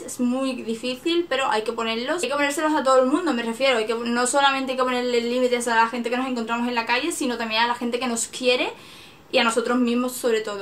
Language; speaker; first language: Spanish; native; Spanish